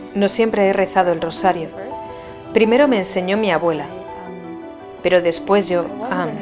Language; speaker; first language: Spanish; non-native, fluent; German